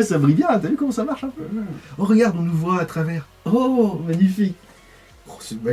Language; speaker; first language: French; native; French